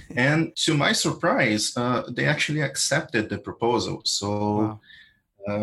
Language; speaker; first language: English; non-native, fluent; Portuguese